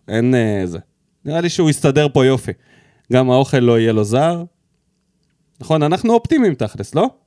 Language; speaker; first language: Hebrew; early bilingual, other home language; Russian